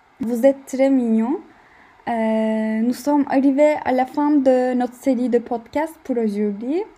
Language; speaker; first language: French; non-native, learner; Turkish